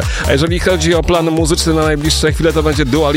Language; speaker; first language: Polish; native; Polish